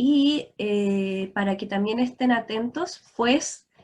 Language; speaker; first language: Spanish; native; Spanish